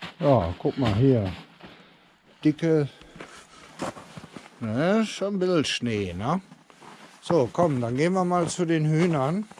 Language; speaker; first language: German; native; German